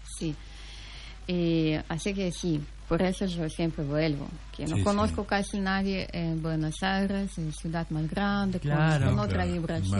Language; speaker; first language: Spanish; non-native, fluent; Russian